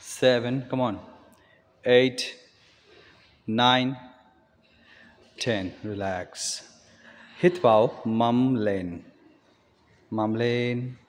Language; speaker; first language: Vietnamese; non-native, learner; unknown